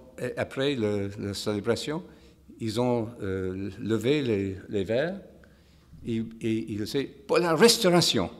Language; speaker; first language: French; non-native, fluent; English